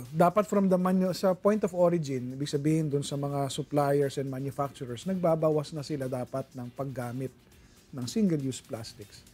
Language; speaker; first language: Filipino; native; Filipino